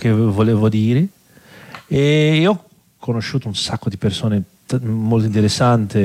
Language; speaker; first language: Italian; non-native, fluent; Portuguese